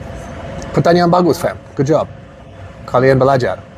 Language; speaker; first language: Indonesian; non-native, learner; English